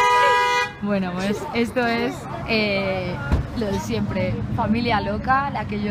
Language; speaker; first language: Spanish; native; Spanish